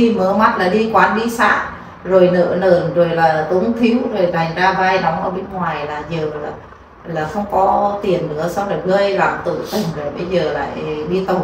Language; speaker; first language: Vietnamese; non-native, local second language; Eastern Cham